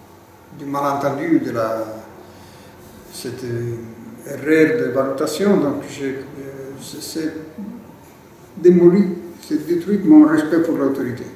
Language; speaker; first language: French; non-native, fluent; Italian